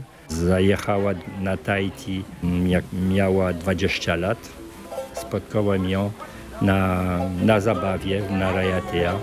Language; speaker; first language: Polish; early bilingual, heritage; French